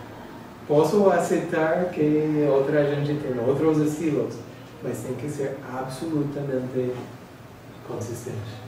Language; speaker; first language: Portuguese; non-native, fluent; English